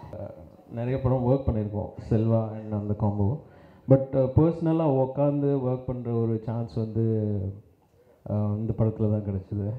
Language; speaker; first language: Tamil; native; Tamil